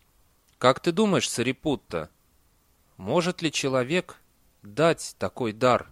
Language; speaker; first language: Russian; native; Russian